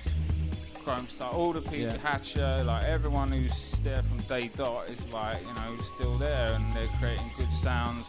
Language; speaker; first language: English; native; English